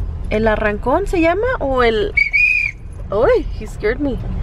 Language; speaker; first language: English; early bilingual, other home language; Spanish